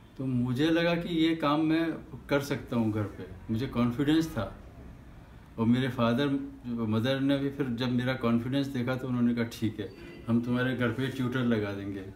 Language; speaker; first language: Hindi; native; Hindi